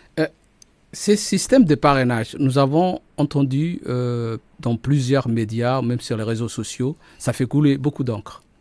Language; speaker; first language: French; non-native, local second language; Somali